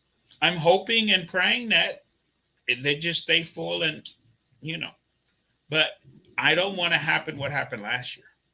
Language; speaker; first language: English; native; English